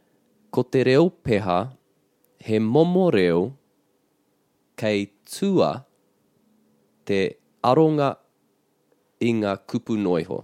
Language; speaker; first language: Māori; non-native, local second language; English